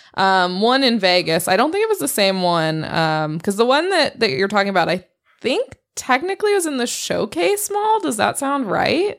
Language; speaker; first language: English; native; English